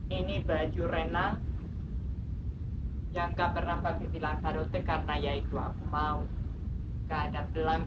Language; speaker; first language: Indonesian; non-native, fluent; Spanish